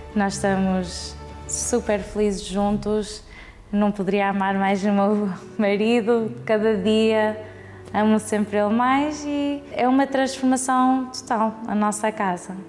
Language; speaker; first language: Portuguese; early bilingual, heritage; Portuguese